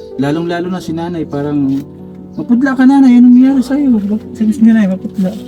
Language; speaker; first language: Filipino; non-native, local second language; Waray